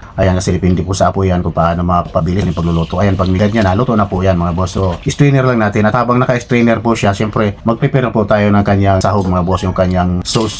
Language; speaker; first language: Filipino; native; Filipino